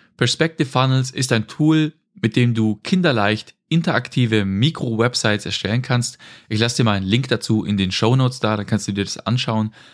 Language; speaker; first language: German; native; German